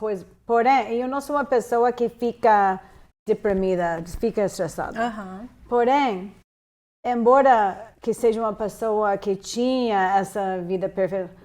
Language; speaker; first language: Portuguese; non-native, fluent; English